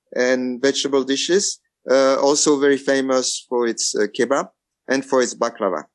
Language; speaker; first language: English; non-native, fluent; French